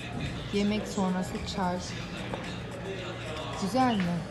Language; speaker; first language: Turkish; native; Turkish